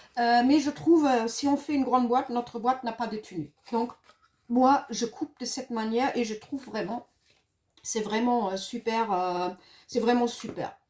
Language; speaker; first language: French; non-native, fluent; German